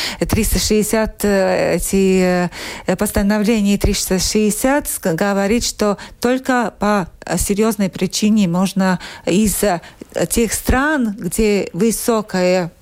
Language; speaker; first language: Russian; non-native, local second language; Latvian